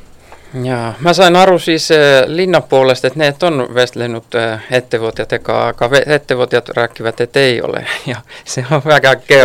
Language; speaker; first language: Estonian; non-native, learner; Finnish